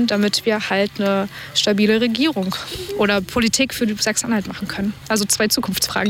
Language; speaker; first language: German; native; German